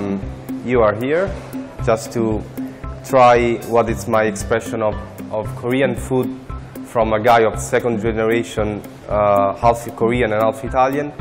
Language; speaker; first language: English; non-native, fluent; Italian